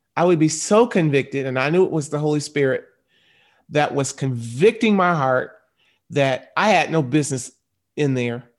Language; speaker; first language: English; native; English